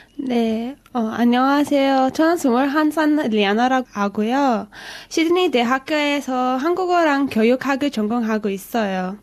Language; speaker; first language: Korean; non-native, fluent; English